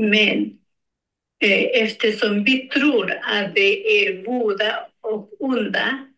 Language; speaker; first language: Swedish; non-native, learner; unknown